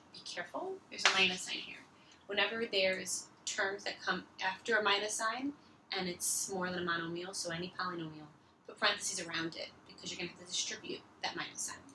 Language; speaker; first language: English; native; English